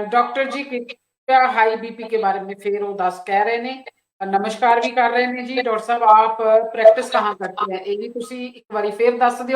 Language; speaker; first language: Hindi; non-native, local second language; Punjabi